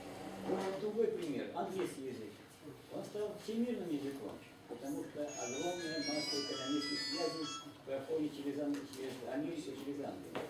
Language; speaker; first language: Russian; native; Russian